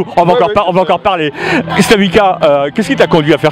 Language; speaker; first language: French; native; French